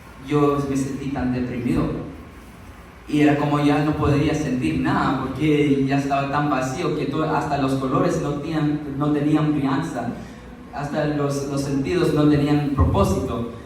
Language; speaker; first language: Spanish; early bilingual, heritage; Spanish